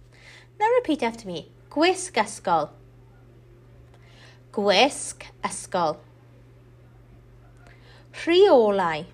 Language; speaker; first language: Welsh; non-native, local second language; English